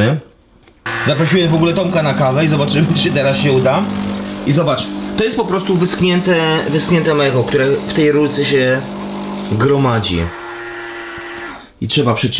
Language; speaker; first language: Polish; native; Polish